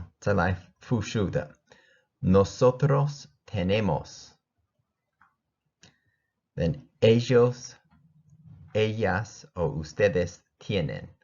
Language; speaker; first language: Spanish; non-native, fluent; English